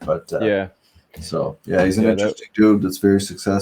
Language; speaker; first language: English; native; English